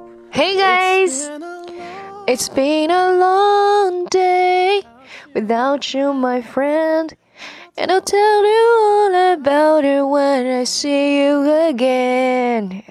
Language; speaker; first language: English; non-native, fluent; Chinese